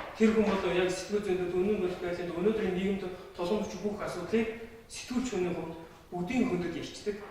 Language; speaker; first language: Mongolian; non-native, local second language; Kazakh